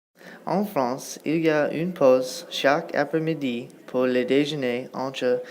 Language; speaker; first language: French; non-native, learner; English